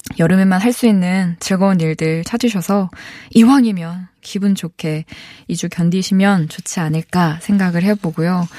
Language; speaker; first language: Korean; native; Korean